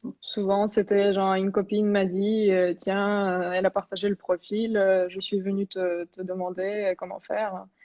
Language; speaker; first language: French; non-native, fluent; Russian